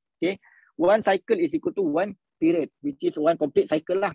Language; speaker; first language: English; non-native, local second language; Malay